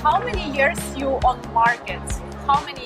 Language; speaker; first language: English; non-native, learner; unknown